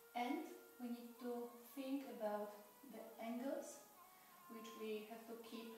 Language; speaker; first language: English; non-native, fluent; Polish